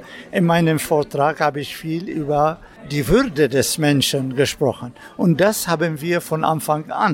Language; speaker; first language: German; non-native, fluent; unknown